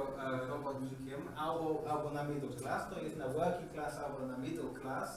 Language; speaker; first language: Polish; non-native, learner; English